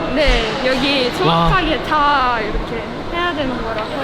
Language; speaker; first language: Korean; non-native, fluent; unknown